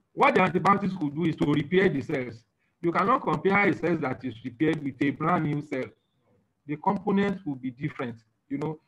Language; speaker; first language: English; non-native, local second language; Yoruba